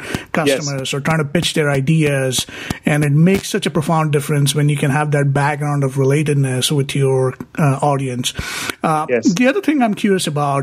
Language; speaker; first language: English; non-native, local second language; Hindi